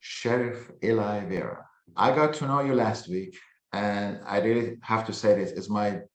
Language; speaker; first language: English; non-native, fluent; Persian